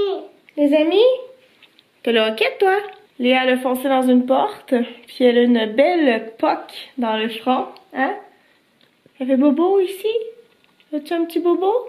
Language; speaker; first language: French; native; French